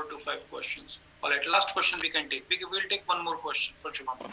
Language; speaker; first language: English; non-native, fluent; Hindi